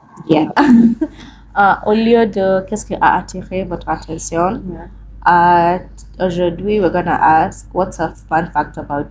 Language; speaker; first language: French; non-native, learner; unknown